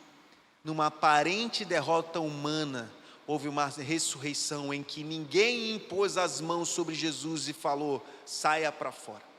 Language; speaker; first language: Portuguese; native; Portuguese